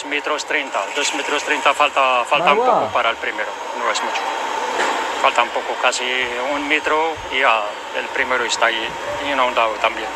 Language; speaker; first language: Spanish; non-native, learner; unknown